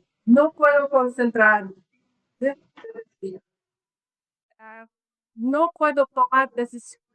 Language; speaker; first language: Spanish; non-native, learner; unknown